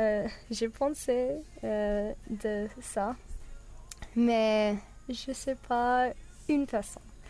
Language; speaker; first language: French; non-native, learner; English